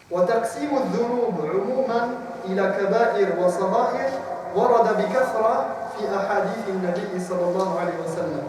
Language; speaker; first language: Arabic; non-native, fluent; French